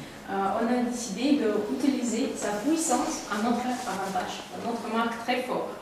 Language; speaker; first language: French; non-native, learner; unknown